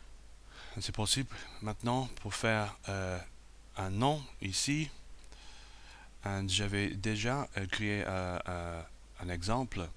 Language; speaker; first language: French; non-native, fluent; English